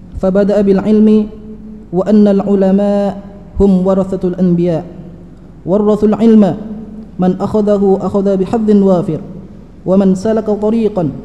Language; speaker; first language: Arabic; non-native, fluent; Malay